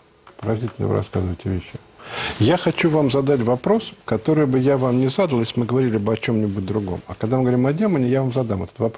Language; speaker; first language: Russian; native; Russian